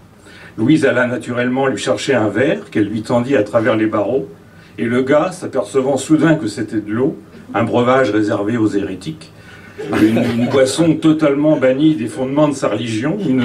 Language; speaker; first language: French; native; French